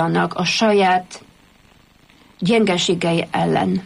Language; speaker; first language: Hungarian; non-native, fluent; Polish